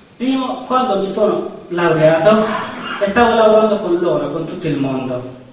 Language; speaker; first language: Italian; non-native, learner; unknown